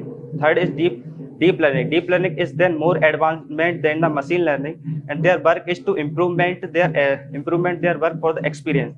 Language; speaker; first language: English; non-native, learner; Hindi